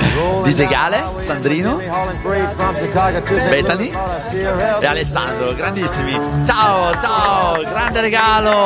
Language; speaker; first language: Italian; native; Italian